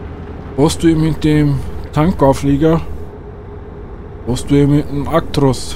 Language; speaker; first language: German; native; German